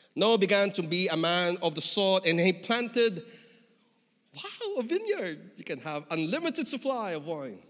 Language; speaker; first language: English; non-native, local second language; Filipino